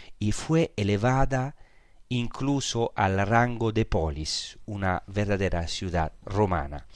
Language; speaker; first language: Spanish; non-native, fluent; Italian